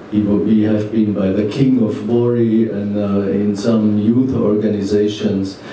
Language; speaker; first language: English; non-native, fluent; German